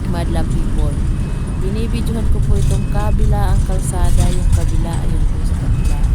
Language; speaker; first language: Filipino; native; Filipino